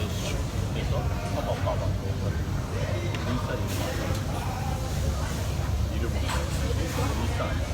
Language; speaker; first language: Korean; non-native, learner; Norwegian